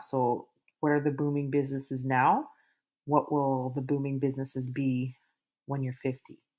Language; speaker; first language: English; non-native, local second language; French